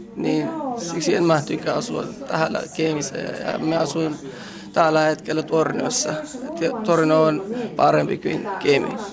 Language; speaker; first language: Finnish; non-native, learner; Arabic